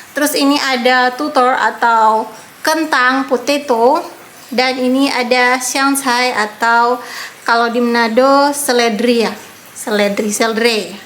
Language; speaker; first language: Indonesian; native; Indonesian